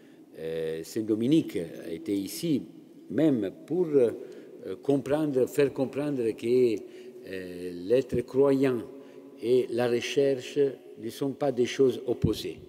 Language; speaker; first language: French; non-native, fluent; Italian